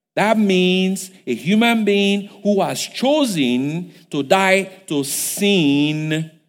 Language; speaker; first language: English; non-native, local second language; Yoruba